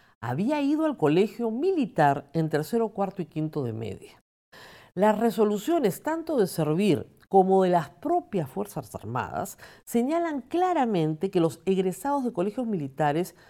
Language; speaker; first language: Spanish; native; Spanish